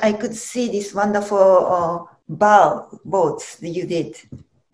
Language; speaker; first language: English; non-native, learner; Japanese